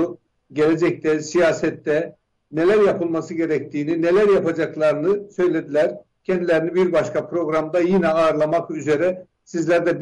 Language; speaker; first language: Turkish; native; Turkish